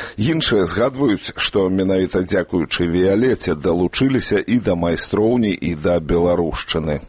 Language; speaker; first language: Belarusian; native; Belarusian